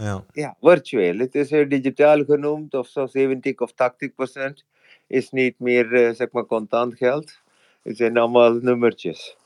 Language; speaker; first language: Dutch; non-native, fluent; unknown